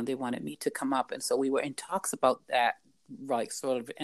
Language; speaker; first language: English; native; English